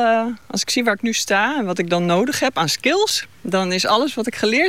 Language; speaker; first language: Dutch; native; Dutch